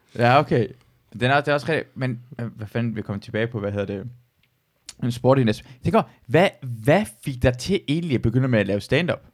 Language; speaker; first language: Danish; early bilingual, other home language; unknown